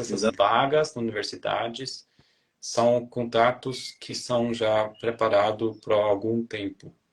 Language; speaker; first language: Portuguese; non-native, fluent; German